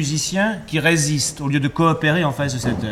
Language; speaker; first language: French; native; French